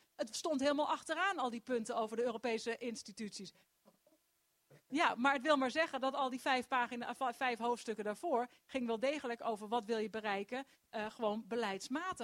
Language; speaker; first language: Dutch; native; Dutch